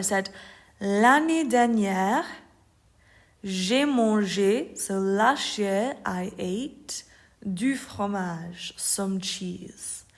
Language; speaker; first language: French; non-native, fluent; English